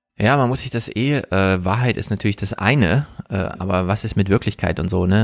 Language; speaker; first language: German; native; German